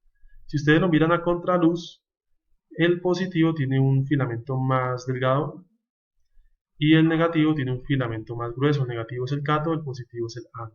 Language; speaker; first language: Spanish; native; Spanish